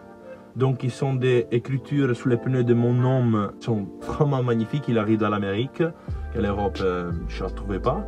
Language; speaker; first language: French; non-native, learner; Italian